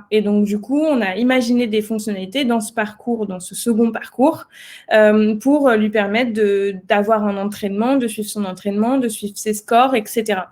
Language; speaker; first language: French; native; French